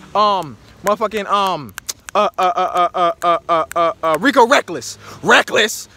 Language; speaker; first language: English; native; English